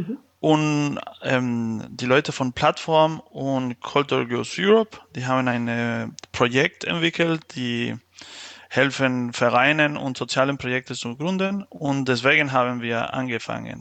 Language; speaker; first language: German; non-native, fluent; Spanish